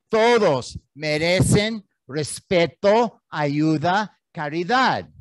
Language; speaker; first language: Spanish; non-native, learner; English